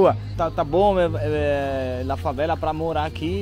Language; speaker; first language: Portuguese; non-native, learner; Spanish